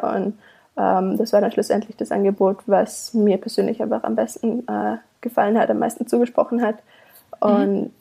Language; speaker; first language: German; native; German